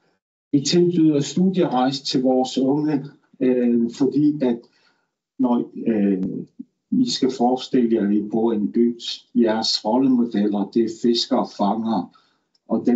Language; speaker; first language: Danish; non-native, local second language; Kalaallisut